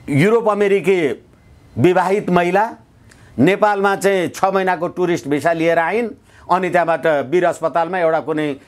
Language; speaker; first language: Nepali; native; Nepali